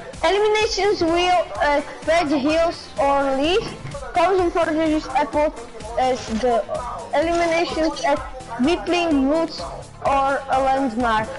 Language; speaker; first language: English; non-native, learner; Slovak